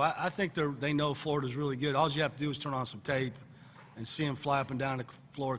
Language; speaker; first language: English; native; English